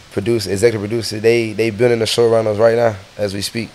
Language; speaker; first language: English; native; English